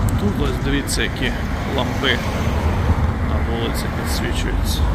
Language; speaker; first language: Ukrainian; native; Ukrainian